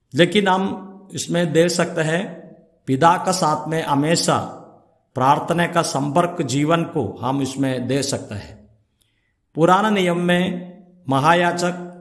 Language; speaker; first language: Hindi; non-native, local second language; Malayalam